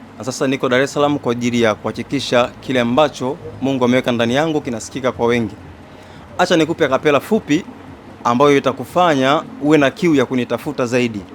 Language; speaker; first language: Swahili; native; Swahili